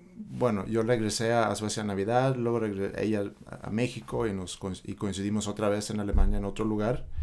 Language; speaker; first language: Spanish; non-native, fluent; Swedish